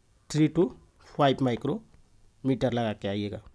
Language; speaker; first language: Hindi; native; Hindi